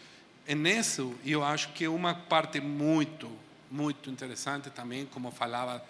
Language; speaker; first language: Portuguese; non-native, fluent; Spanish